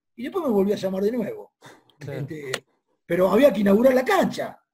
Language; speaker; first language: Spanish; native; Spanish